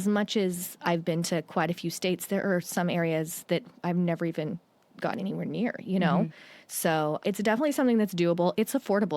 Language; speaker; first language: English; native; English